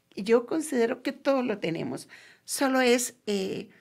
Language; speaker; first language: Spanish; native; Spanish